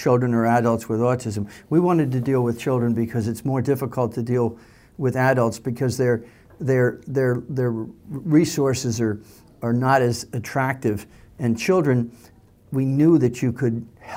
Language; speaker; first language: English; native; English